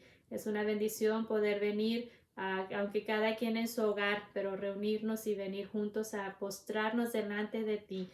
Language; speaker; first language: Spanish; native; Spanish